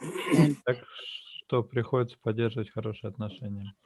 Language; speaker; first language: Russian; native; Russian